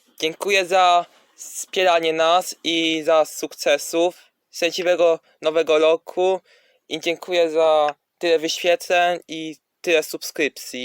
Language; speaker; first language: Polish; non-native, learner; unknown